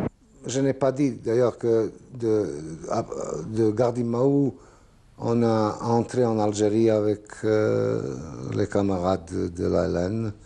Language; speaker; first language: French; non-native, fluent; Serbian